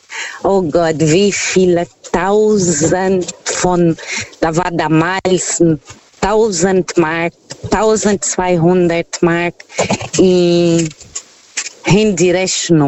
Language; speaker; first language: German; non-native, fluent; Portuguese